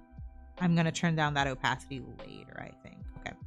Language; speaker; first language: English; native; English